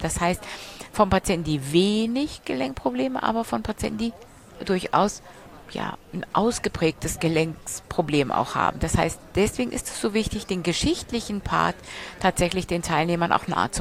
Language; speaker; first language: German; native; German